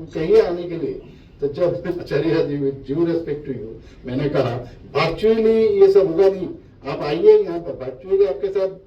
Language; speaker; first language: Hindi; non-native, local second language; Bangla